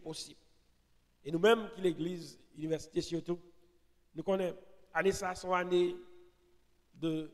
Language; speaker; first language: French; non-native, local second language; Haitian Creole